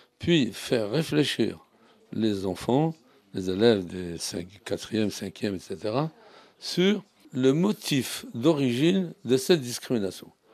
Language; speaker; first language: French; native; French